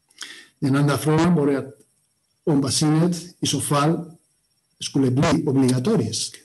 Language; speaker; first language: Swedish; non-native, fluent; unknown